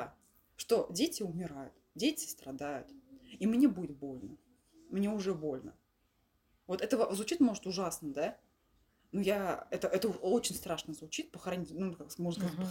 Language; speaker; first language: Russian; native; Russian